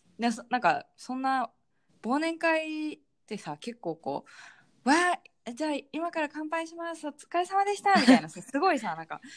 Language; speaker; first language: Japanese; early bilingual, heritage; Japanese